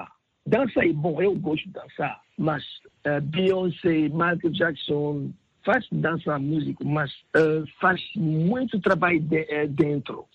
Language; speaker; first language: Portuguese; non-native, learner; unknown